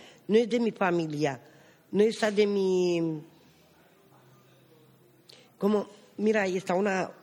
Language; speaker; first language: Spanish; non-native, learner; Romany